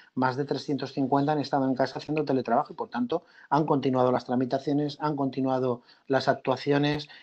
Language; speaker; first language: Spanish; native; Spanish